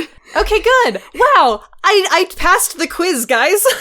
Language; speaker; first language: English; native; English